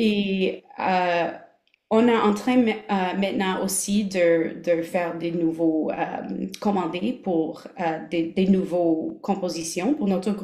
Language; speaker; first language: French; non-native, local second language; English